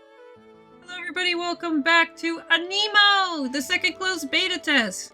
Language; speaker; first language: English; native; English